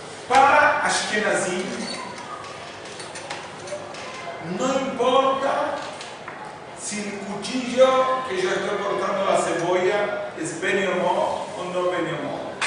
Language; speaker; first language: Spanish; non-native, fluent; Portuguese